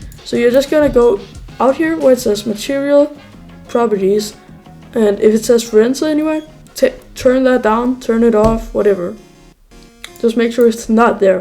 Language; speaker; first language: English; native; English